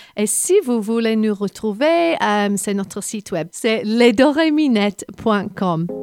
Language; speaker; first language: French; non-native, fluent; English